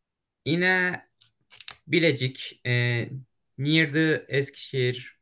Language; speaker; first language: English; non-native, learner; Turkish